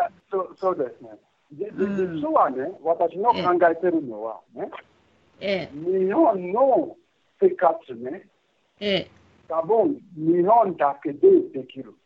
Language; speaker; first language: Japanese; non-native, fluent; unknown